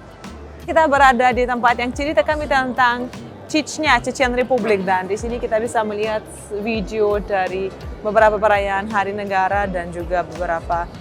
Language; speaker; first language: Indonesian; non-native, fluent; Russian